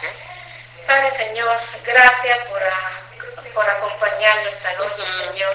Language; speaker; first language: Spanish; native; Spanish